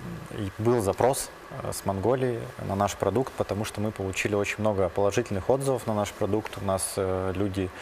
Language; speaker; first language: Russian; native; Russian